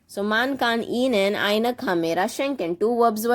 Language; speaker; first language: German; non-native, fluent; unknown